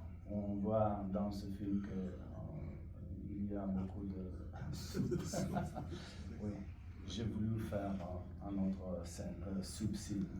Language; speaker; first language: French; non-native, fluent; Romanian